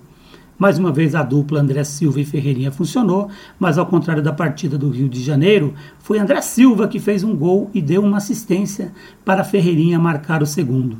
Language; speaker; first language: Portuguese; native; Portuguese